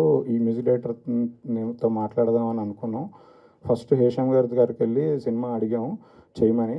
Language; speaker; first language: Telugu; native; Telugu